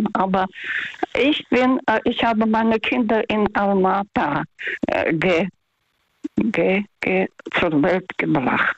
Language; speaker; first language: German; non-native, fluent; Russian